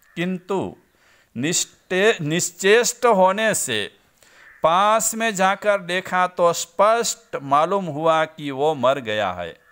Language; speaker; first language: Hindi; non-native, local second language; Gujarati